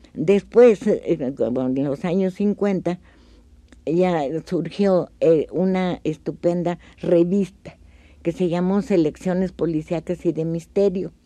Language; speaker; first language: Spanish; native; Spanish